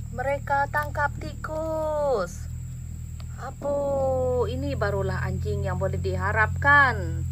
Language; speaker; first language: Malay; native; Malay